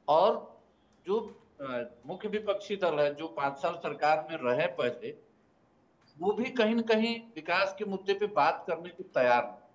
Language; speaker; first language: Hindi; native; Hindi